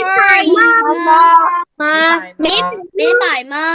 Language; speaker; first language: Chinese; non-native, learner; Burmese